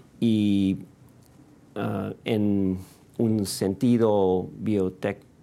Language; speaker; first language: Spanish; non-native, fluent; English